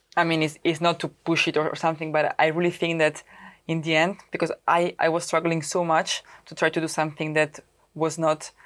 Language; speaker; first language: English; non-native, fluent; Italian